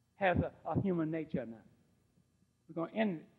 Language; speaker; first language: English; native; English